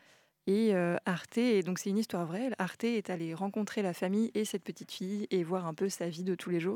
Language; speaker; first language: French; native; French